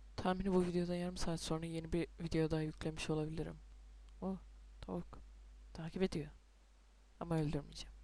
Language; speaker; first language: Turkish; native; Turkish